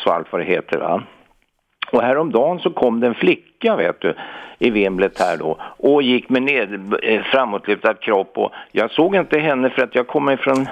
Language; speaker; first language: Swedish; native; Swedish